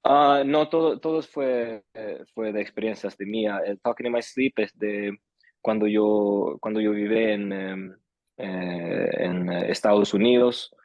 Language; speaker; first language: Spanish; early bilingual, heritage; Swedish